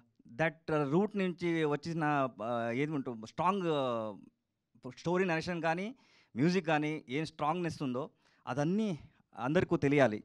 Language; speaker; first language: Telugu; non-native, learner; Kannada